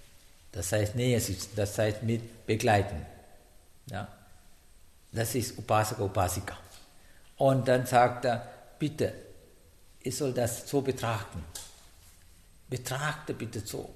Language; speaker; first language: German; non-native, learner; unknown